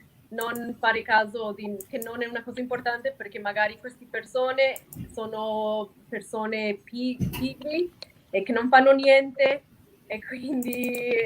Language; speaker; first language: Italian; non-native, fluent; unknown